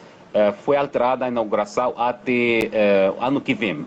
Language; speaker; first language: Portuguese; non-native, fluent; Arabic